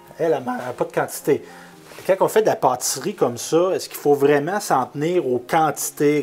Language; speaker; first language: French; native; French